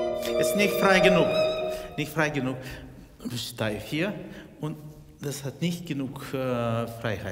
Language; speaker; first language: German; non-native, fluent; Russian